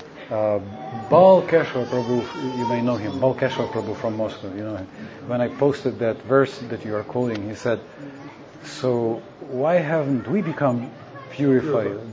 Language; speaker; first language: English; non-native, fluent; Russian